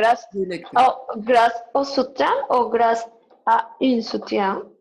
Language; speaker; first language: French; non-native, learner; Spanish